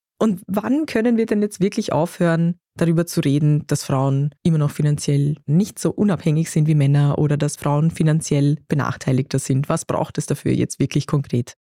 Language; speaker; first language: German; native; German